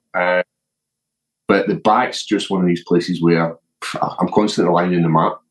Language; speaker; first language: English; native; English